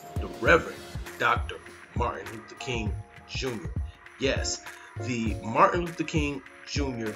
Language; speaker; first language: English; native; English